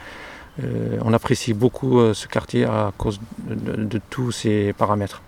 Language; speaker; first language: French; non-native, local second language; Arabic